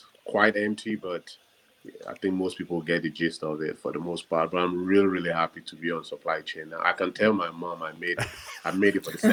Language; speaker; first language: English; non-native, local second language; Yoruba